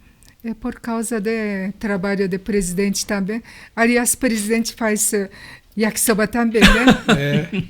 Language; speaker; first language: Portuguese; non-native, learner; Japanese